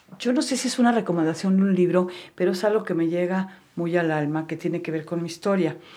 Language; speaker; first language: Spanish; native; Spanish